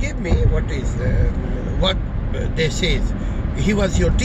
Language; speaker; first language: English; non-native, fluent; Urdu